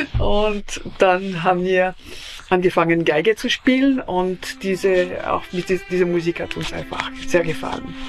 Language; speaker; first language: German; non-native, local second language; French